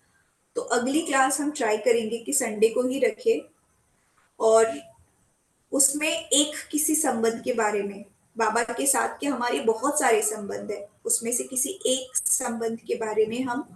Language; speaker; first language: Hindi; native; Hindi